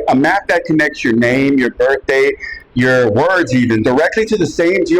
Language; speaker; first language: English; native; English